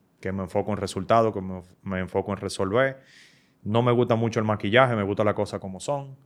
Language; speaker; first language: Spanish; native; Spanish